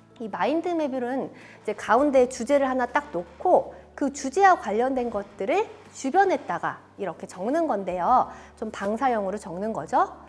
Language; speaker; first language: Korean; native; Korean